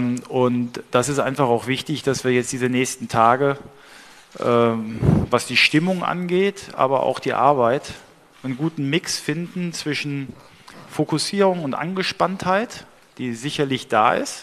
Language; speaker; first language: German; native; German